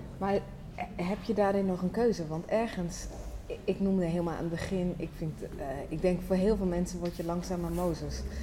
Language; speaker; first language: Dutch; native; Dutch